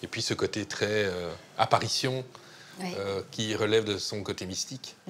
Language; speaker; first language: French; native; French